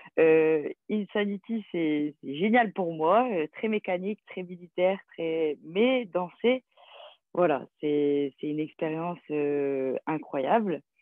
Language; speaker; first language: French; native; French